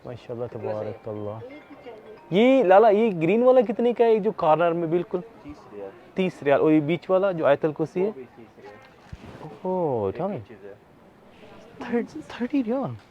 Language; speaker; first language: Hindi; non-native, local second language; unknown